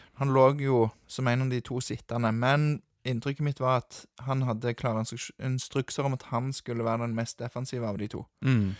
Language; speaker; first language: Norwegian; native; Norwegian